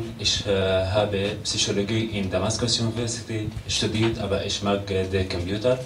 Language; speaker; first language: German; non-native, learner; Arabic